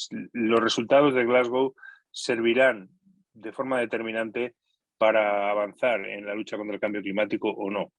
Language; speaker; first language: Spanish; native; Spanish